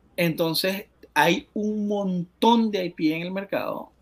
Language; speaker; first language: Spanish; native; Spanish